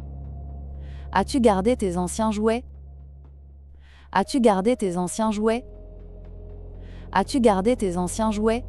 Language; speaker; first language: French; native; French